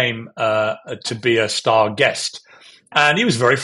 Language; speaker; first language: English; native; English